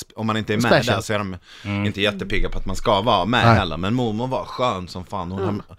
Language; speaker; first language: Swedish; native; Swedish